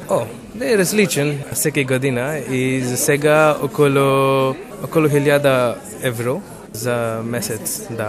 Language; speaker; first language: Bulgarian; non-native, learner; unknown